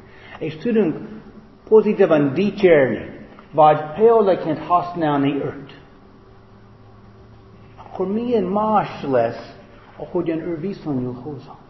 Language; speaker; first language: Hungarian; non-native, fluent; English